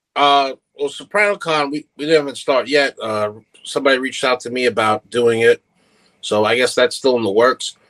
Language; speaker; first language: English; early bilingual, other home language; Italian